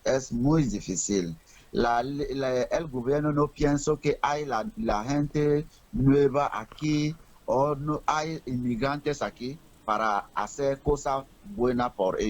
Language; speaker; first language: Spanish; non-native, learner; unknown